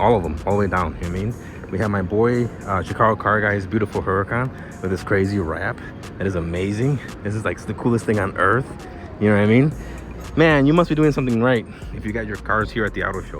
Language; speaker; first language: English; native; English